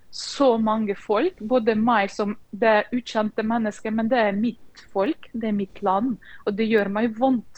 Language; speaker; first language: Norwegian; non-native, fluent; Ukrainian